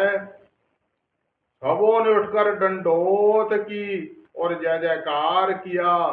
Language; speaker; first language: Hindi; non-native, local second language; Punjabi